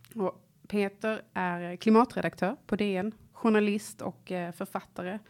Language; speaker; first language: Swedish; native; Swedish